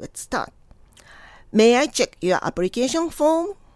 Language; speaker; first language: English; non-native, fluent; Japanese